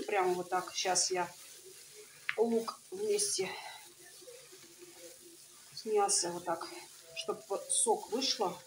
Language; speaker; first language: Russian; non-native, learner; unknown